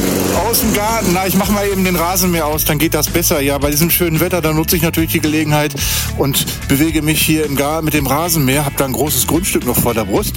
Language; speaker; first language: German; native; German